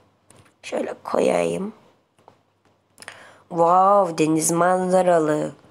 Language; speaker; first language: Turkish; native; Turkish